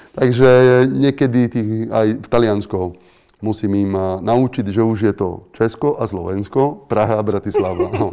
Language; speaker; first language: Slovak; non-native, fluent; Italian